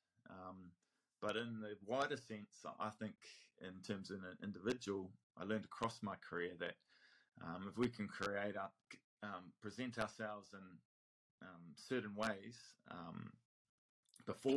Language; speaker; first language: English; native; English